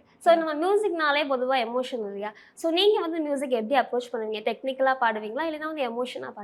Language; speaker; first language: Tamil; native; Tamil